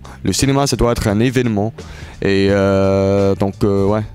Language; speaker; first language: French; early bilingual, heritage; English